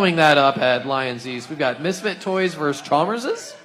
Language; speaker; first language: English; native; English